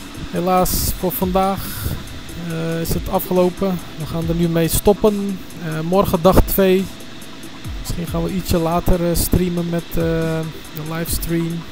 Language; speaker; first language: Dutch; early bilingual, other home language; Turkish